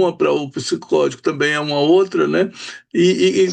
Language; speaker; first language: Portuguese; native; Portuguese